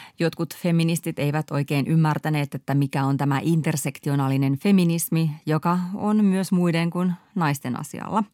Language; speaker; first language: Finnish; native; Finnish